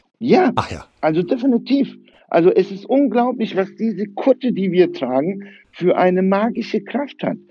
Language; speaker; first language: German; early bilingual, other home language; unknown